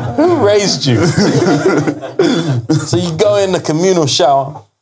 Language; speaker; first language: English; native; English